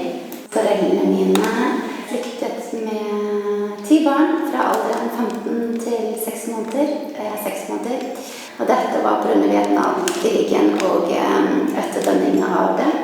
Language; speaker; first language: Norwegian; early bilingual, other home language; Vietnamese